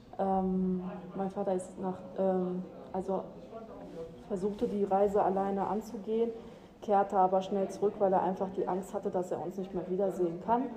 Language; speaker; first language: German; early bilingual, other home language; Albanian